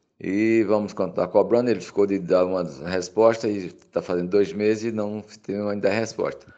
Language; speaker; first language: Portuguese; native; Portuguese